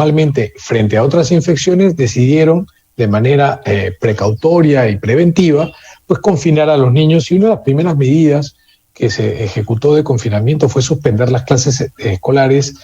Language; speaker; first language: Spanish; native; Spanish